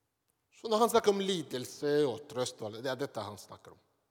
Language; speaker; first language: Norwegian; non-native, fluent; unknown